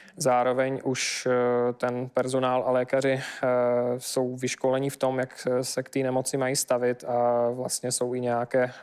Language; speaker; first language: Czech; non-native, fluent; Ukrainian